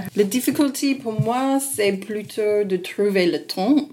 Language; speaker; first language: French; non-native, learner; English